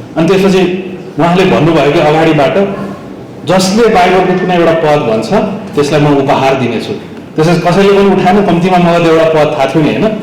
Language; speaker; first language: Nepali; native; Nepali